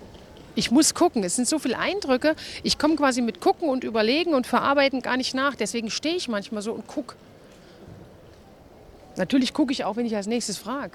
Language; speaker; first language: German; native; German